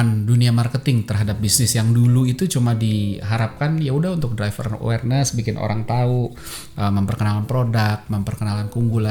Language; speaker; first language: Indonesian; native; Indonesian